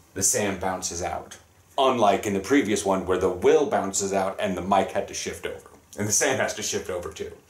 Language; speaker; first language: English; native; English